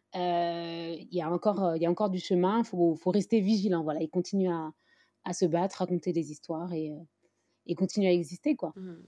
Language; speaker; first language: French; native; French